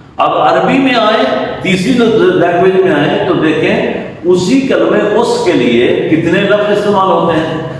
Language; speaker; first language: Urdu; native; Urdu